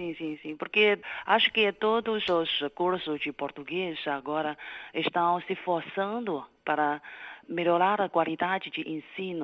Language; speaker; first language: Portuguese; non-native, fluent; Chinese